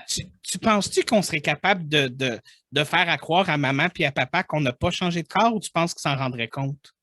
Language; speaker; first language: French; native; French